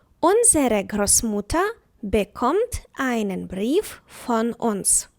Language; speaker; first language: German; non-native, fluent; Ukrainian